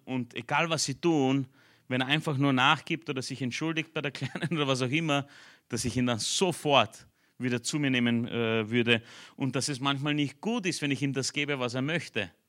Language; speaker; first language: German; early bilingual, other home language; Romanian